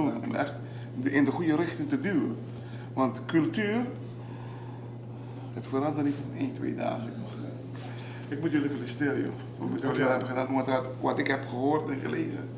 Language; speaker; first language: Dutch; non-native, local second language; Papiamento